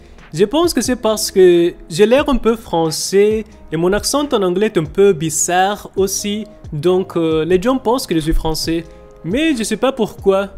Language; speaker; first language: French; non-native, fluent; Spanish